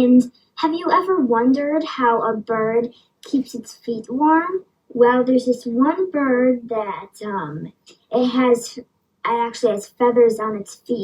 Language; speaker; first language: English; native; English